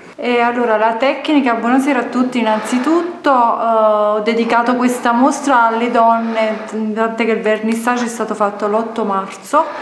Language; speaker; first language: Italian; native; Italian